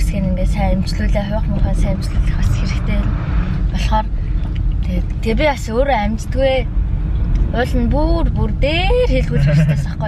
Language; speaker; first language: Mongolian; native; Mongolian